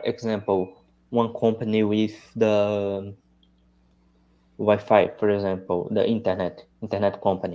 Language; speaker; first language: English; non-native, learner; Portuguese